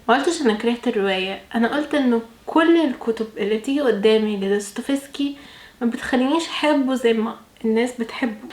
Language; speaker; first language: Arabic; native; Arabic